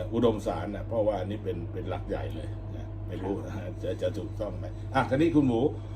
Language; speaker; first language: Thai; native; Thai